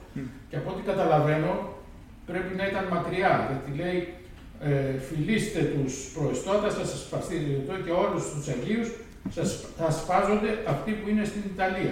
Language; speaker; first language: Greek; native; Greek